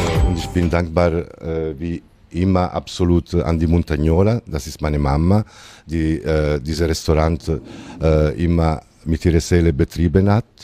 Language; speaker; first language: German; non-native, fluent; Italian